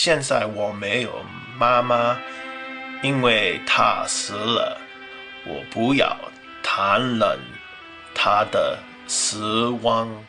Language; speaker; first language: Chinese; non-native, learner; English